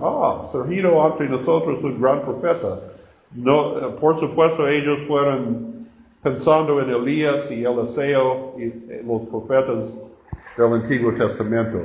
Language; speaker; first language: Spanish; non-native, learner; English